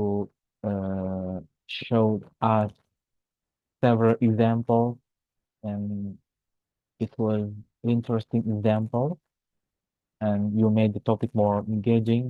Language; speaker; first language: English; non-native, fluent; Indonesian